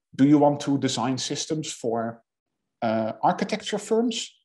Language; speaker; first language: English; non-native, fluent; Dutch